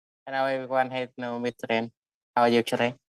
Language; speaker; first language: English; non-native, learner; Vietnamese